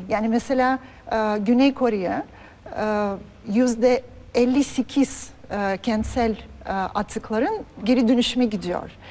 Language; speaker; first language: Turkish; non-native, fluent; Russian